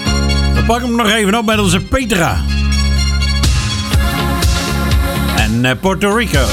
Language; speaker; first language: Dutch; native; Dutch